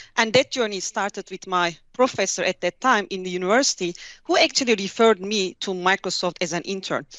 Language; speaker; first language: English; non-native, fluent; Turkish